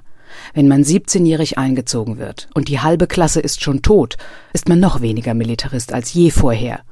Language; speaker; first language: German; native; German